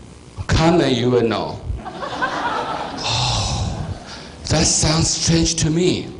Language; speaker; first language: English; non-native, fluent; Chinese